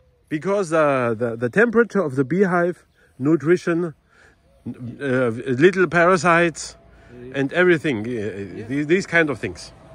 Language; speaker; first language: English; non-native, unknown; German